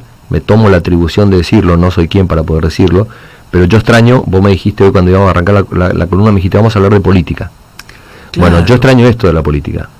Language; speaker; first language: Spanish; native; Spanish